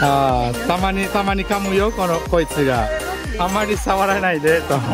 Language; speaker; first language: Japanese; non-native, fluent; Balinese